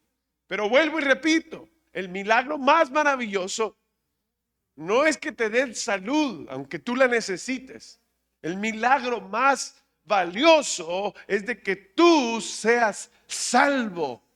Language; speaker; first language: Spanish; native; Spanish